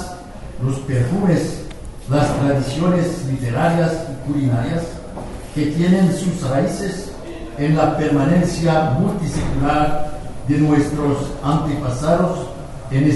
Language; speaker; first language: Spanish; non-native, fluent; French